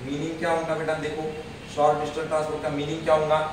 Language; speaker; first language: Hindi; non-native, local second language; Marathi